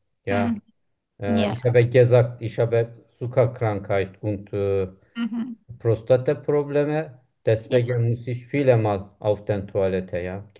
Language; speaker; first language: German; non-native, learner; Turkish